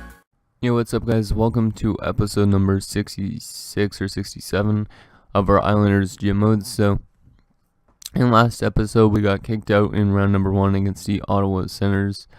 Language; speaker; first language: English; native; English